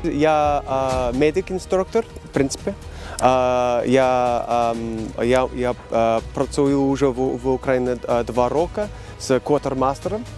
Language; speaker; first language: Ukrainian; non-native, learner; Swedish